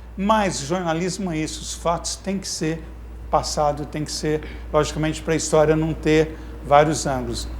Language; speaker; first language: Portuguese; native; Portuguese